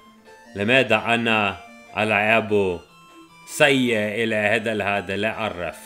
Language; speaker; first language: Arabic; non-native, learner; English